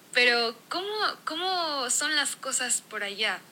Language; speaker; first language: Spanish; native; Spanish